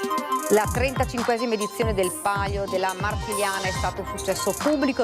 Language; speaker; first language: Italian; native; Italian